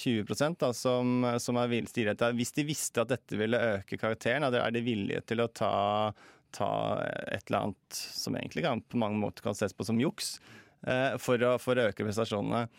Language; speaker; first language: Norwegian; native; Norwegian